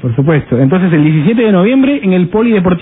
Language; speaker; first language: Spanish; native; Spanish